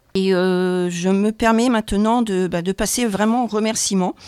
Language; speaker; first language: French; native; French